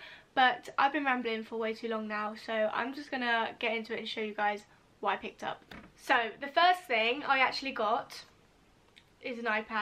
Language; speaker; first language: English; native; English